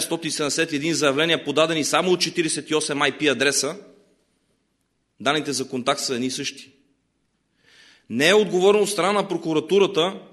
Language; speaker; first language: Bulgarian; native; Bulgarian